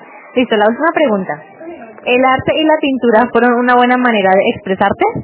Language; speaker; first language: Spanish; native; Spanish